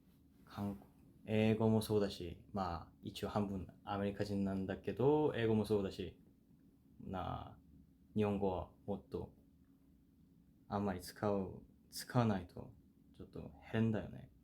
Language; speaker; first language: Japanese; non-native, fluent; Korean